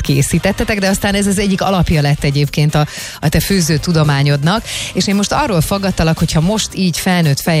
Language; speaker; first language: Hungarian; native; Hungarian